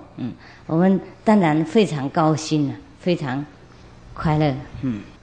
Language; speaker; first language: Chinese; non-native, fluent; Vietnamese